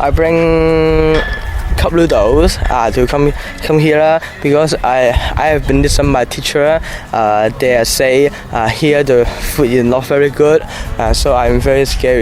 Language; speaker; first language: English; non-native, learner; Cantonese